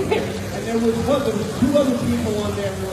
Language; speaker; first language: English; native; English